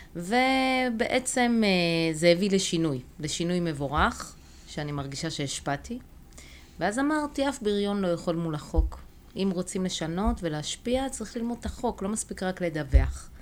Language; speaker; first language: Hebrew; early bilingual, other home language; Spanish